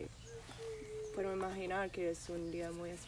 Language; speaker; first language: Spanish; non-native, learner; English